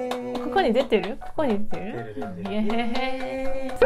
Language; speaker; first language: Korean; non-native, learner; Japanese